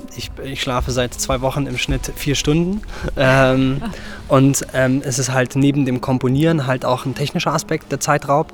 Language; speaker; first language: German; native; German